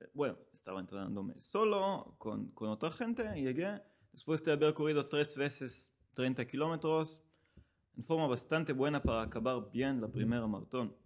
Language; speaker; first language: Spanish; non-native, learner; Hebrew